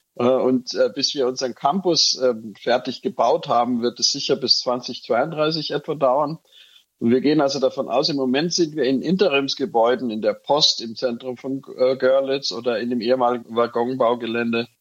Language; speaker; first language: German; native; German